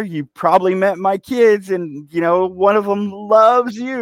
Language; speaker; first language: English; native; English